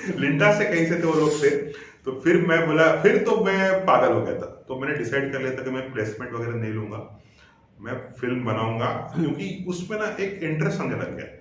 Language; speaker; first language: Hindi; non-native, local second language; Marathi